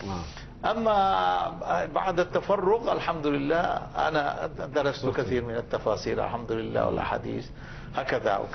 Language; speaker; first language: Arabic; non-native, fluent; Bangla